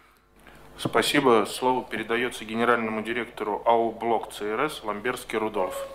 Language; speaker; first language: Russian; native; Russian